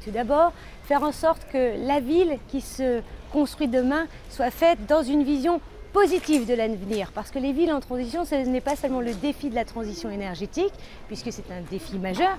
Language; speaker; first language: French; native; French